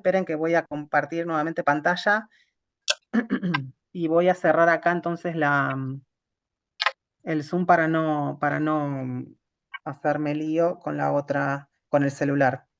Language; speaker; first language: Spanish; native; Spanish